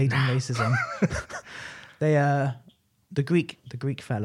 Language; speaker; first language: English; native; English